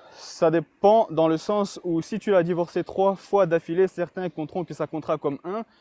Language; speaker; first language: French; early bilingual, other home language; Chechen